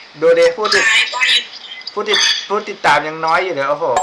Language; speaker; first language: Thai; native; Thai